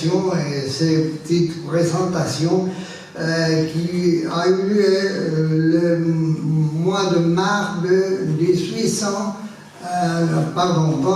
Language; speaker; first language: French; non-native, fluent; Spanish